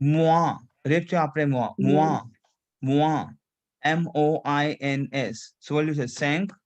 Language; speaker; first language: French; non-native, fluent; Hindi